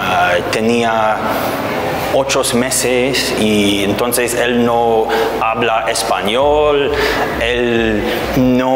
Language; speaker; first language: Spanish; non-native, learner; English